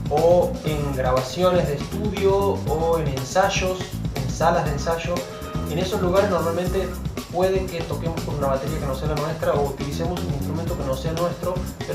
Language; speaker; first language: Spanish; native; Spanish